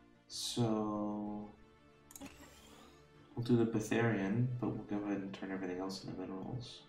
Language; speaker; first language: English; native; English